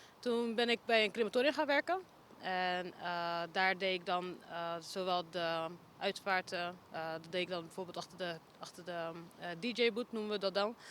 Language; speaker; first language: Dutch; native; Dutch